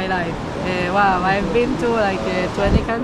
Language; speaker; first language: English; non-native, fluent; Hebrew